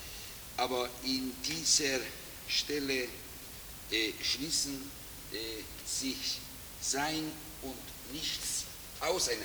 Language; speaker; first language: German; non-native, fluent; Italian